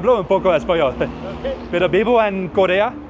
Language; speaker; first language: Spanish; non-native, learner; Dutch